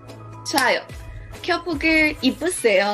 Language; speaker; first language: Korean; non-native, learner; English